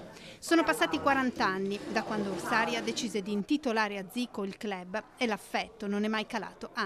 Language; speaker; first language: Italian; native; Italian